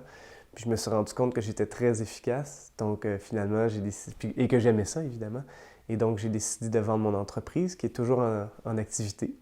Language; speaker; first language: French; native; French